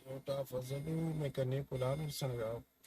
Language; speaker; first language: Portuguese; non-native, learner; Wolof